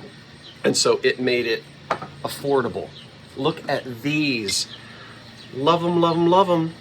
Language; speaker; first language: English; native; English